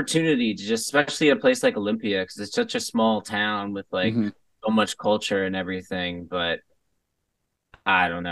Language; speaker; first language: English; native; English